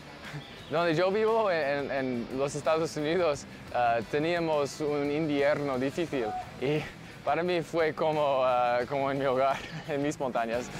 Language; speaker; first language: Spanish; non-native, learner; English